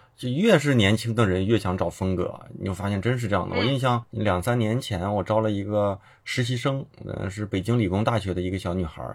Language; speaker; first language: Chinese; native; Chinese